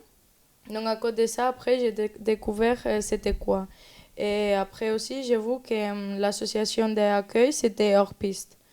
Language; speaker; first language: French; non-native, learner; Spanish